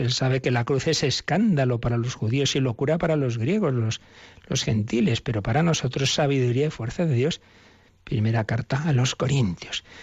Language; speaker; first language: Spanish; native; Spanish